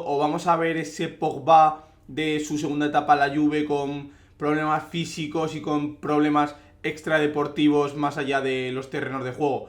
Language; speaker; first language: Spanish; native; Spanish